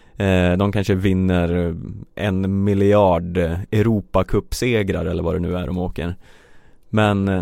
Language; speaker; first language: Swedish; native; Swedish